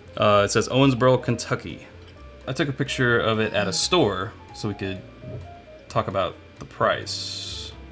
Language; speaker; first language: English; native; English